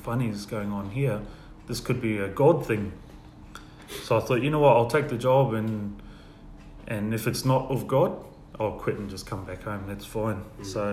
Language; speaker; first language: English; native; English